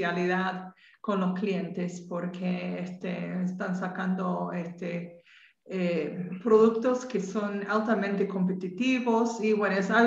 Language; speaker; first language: Spanish; non-native, fluent; English